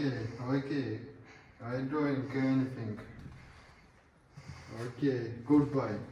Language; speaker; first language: English; non-native, learner; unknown